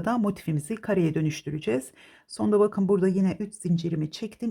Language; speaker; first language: Turkish; native; Turkish